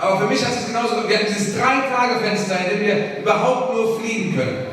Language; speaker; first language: German; native; German